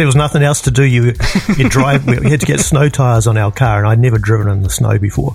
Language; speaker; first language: English; native; English